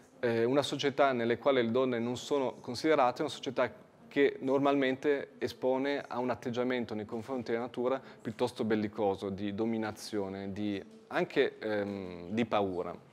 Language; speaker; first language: Italian; native; Italian